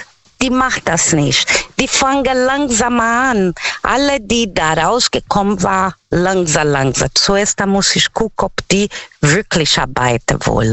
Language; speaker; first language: German; non-native, learner; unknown